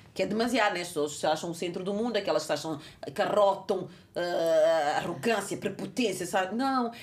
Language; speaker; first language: Portuguese; non-native, local second language; Kabuverdianu